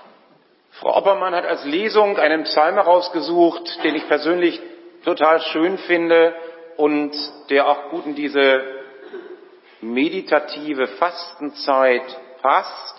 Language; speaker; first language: German; native; German